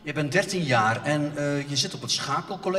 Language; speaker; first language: Dutch; native; Dutch